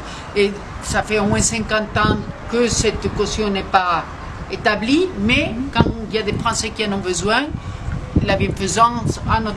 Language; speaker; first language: French; non-native, fluent; Spanish